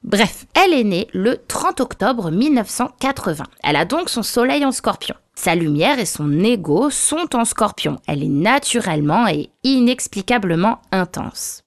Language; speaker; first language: French; native; French